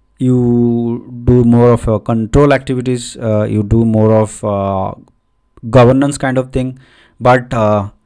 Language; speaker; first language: English; non-native, local second language; Odia